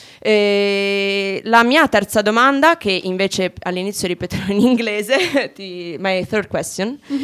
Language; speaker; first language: Italian; native; Italian